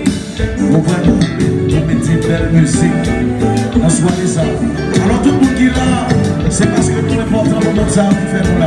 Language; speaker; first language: French; non-native, local second language; Haitian Creole